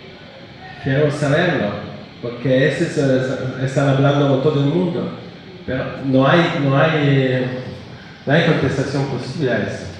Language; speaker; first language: Spanish; non-native, fluent; Italian